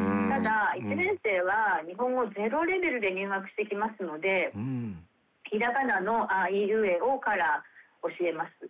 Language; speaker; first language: Japanese; native; Japanese